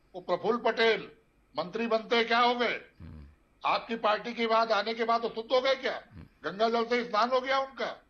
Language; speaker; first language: Hindi; native; Hindi